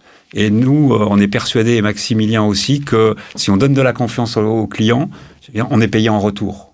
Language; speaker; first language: French; native; French